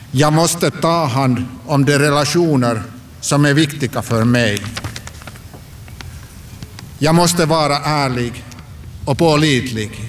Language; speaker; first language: Swedish; non-native, local second language; Finnish